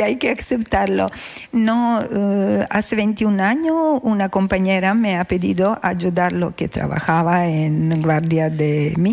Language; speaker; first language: Spanish; non-native, learner; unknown